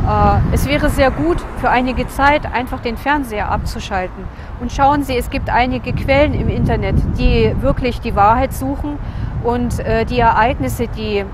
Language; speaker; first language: German; non-native, fluent; Russian